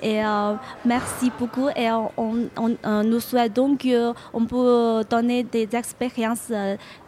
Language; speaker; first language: French; non-native, fluent; Chinese